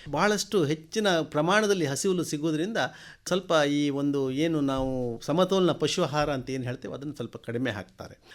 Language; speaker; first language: Kannada; native; Kannada